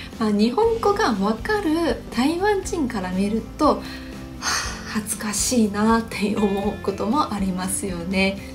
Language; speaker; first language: Japanese; non-native, fluent; Chinese